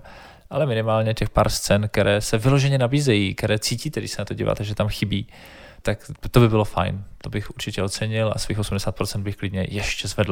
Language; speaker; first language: Czech; native; Czech